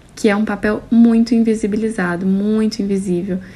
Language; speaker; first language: Portuguese; native; Portuguese